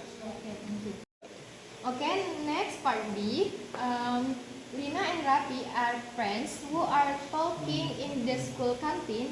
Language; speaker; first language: English; non-native, learner; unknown